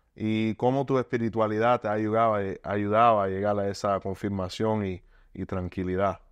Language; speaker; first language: Spanish; early bilingual, heritage; Spanish